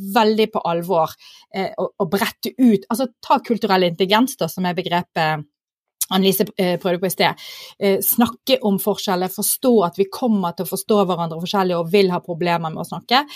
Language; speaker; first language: Norwegian; native; Norwegian